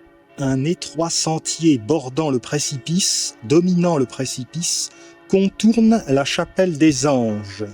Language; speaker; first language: French; native; French